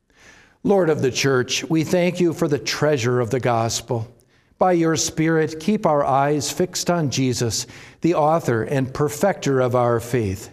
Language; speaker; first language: English; native; English